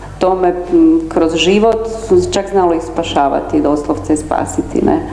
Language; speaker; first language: Croatian; native; Croatian